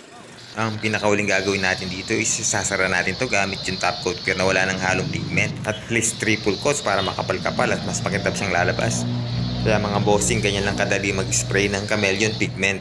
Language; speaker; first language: Filipino; native; Filipino